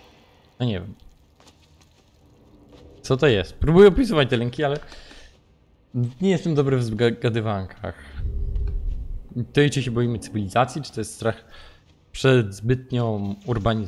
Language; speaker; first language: Polish; native; Polish